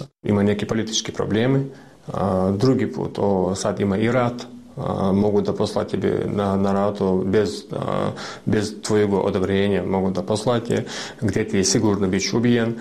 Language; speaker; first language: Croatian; non-native, learner; Chechen